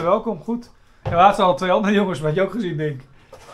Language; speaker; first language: Dutch; native; Dutch